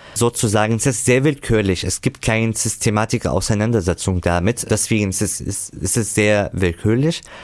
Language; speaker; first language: German; non-native, fluent; Arabic